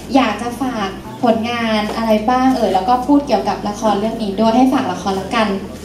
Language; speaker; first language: Thai; native; Thai